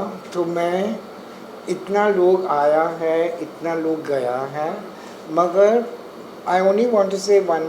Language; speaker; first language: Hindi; non-native, local second language; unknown